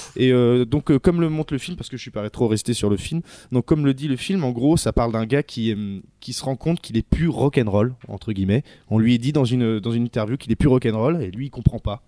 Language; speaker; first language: French; native; French